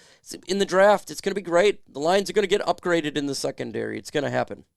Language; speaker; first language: English; native; English